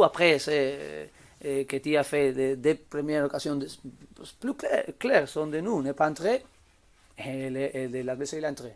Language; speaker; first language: French; non-native, learner; Spanish